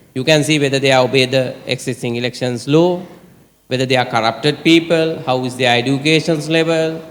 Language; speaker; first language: English; non-native, local second language; Sinhala